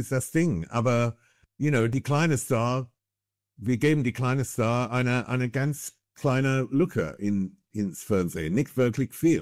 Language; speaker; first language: German; non-native, fluent; English